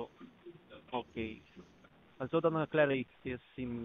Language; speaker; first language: German; non-native, learner; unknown